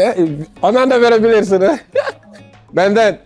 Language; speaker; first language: Turkish; non-native, learner; Wolof